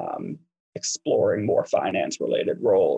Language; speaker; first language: English; native; English